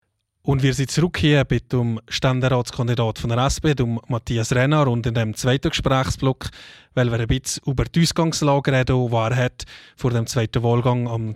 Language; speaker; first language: German; native; German